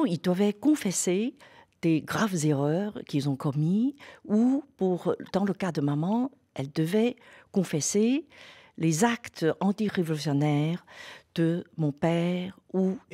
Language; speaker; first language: French; non-native, fluent; Chinese